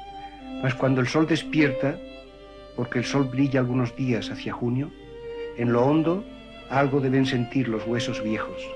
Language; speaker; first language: Spanish; native; Spanish